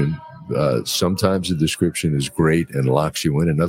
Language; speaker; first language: English; native; English